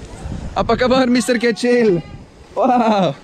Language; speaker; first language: Indonesian; non-native, learner; English